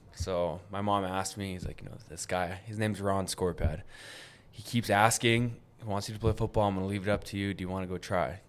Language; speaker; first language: English; native; English